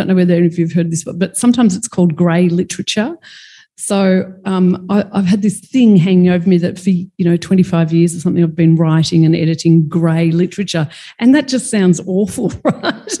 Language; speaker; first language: English; native; English